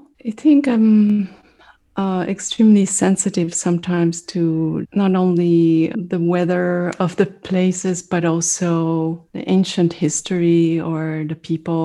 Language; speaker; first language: English; non-native, fluent; French